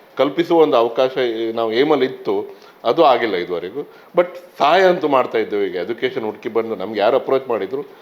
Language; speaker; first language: Kannada; native; Kannada